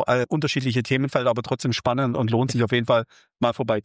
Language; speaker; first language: German; native; German